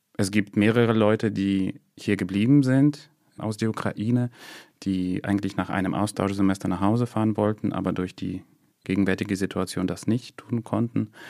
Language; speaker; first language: German; non-native, fluent; Russian